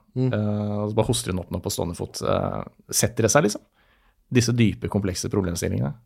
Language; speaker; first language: Norwegian; native; Norwegian